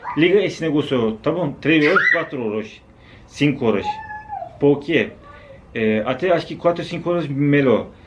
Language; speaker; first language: Portuguese; non-native, learner; Turkish